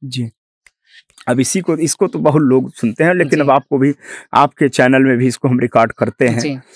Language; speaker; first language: Hindi; native; Hindi